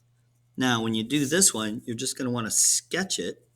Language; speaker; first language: English; native; English